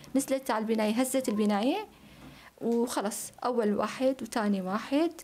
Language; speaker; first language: Arabic; native; Arabic